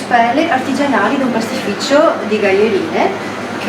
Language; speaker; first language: Italian; native; Italian